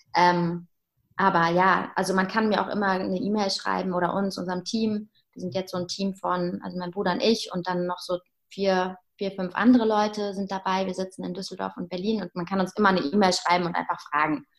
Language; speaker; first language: German; native; German